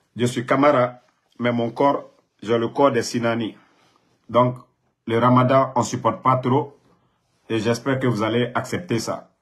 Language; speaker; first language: French; non-native, local second language; Mandingo